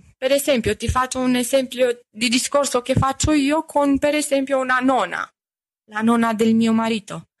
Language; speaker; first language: Italian; non-native, fluent; Romanian